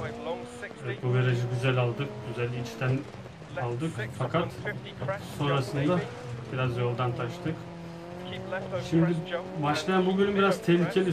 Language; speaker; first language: Turkish; native; Turkish